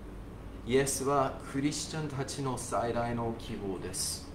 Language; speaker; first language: Japanese; non-native, fluent; English